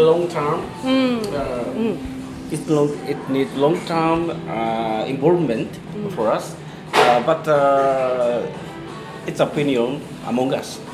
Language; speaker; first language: English; non-native, learner; Japanese